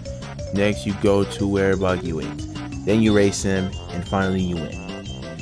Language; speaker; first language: English; native; English